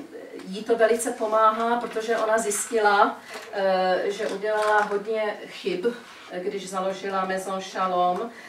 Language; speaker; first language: Czech; early bilingual, heritage; Czech